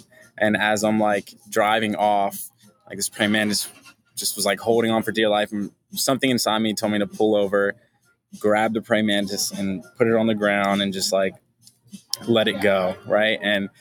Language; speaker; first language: English; native; English